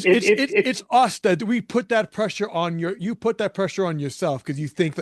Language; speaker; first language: English; native; English